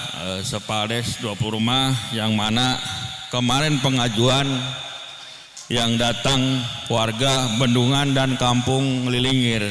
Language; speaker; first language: Indonesian; native; Indonesian